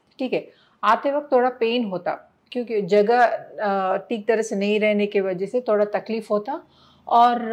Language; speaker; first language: Hindi; non-native, local second language; Telugu